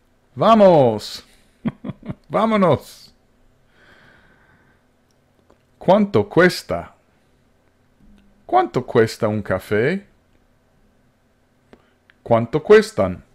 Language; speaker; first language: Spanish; non-native, fluent; English